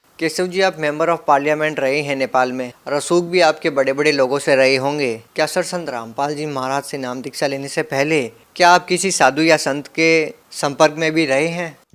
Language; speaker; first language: Hindi; native; Hindi